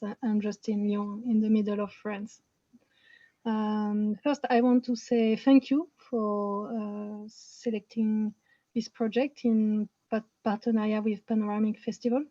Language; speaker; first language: English; non-native, fluent; French